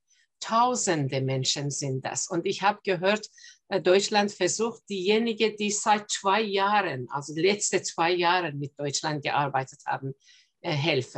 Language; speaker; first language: German; non-native, fluent; Persian